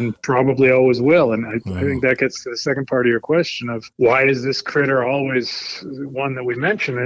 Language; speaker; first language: English; native; English